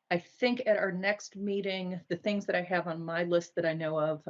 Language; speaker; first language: English; native; English